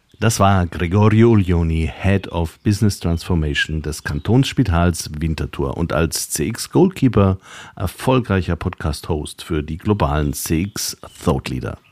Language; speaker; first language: German; native; German